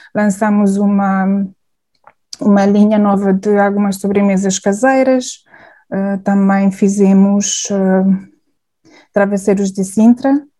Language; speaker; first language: Portuguese; non-native, fluent; Hungarian